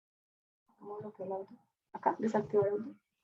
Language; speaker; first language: Spanish; native; Spanish